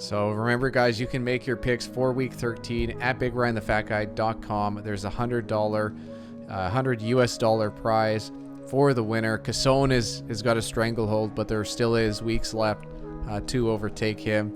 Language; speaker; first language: English; native; English